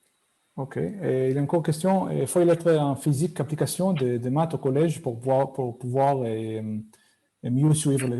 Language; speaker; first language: French; non-native, fluent; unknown